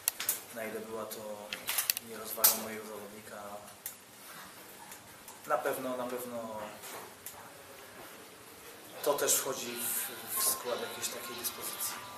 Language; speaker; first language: Polish; native; Polish